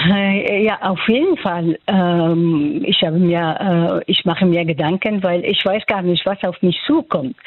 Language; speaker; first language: German; non-native, fluent; Persian